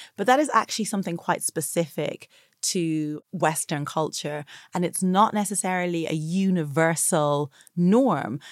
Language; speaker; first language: English; native; English